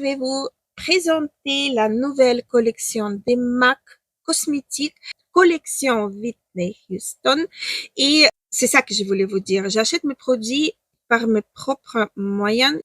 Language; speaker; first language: French; non-native, fluent; Ukrainian